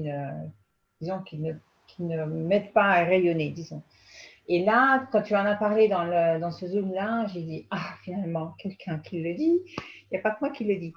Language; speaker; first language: French; native; French